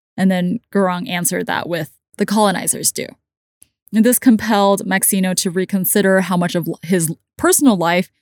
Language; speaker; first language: English; non-native, local second language; Cantonese